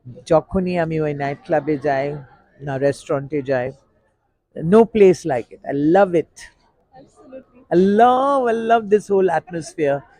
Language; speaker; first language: Bangla; non-native, local second language; Tamil